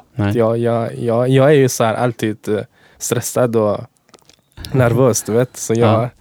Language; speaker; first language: Swedish; non-native, fluent; Persian